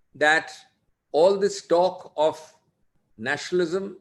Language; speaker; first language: English; non-native, local second language; Hindi